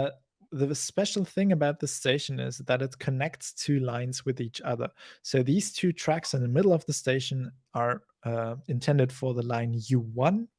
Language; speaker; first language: English; non-native, fluent; German